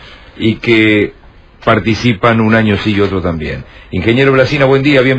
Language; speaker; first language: Spanish; native; Spanish